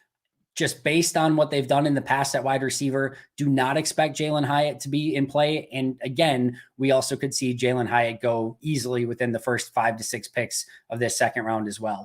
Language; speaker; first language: English; native; English